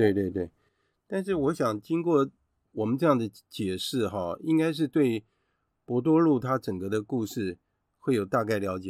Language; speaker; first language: Chinese; native; Chinese